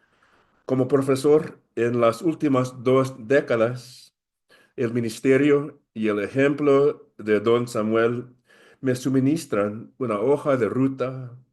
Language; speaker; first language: Spanish; early bilingual, heritage; English